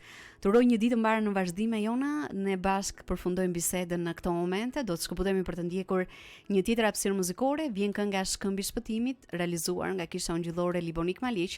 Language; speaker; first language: Albanian; native; Albanian